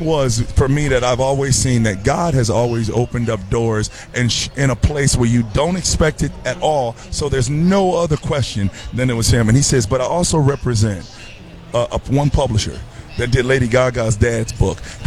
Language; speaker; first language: English; native; English